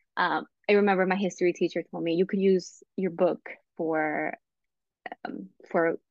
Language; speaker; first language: English; non-native, fluent; Spanish